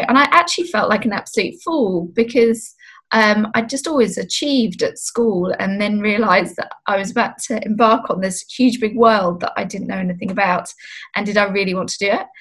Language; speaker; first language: English; native; English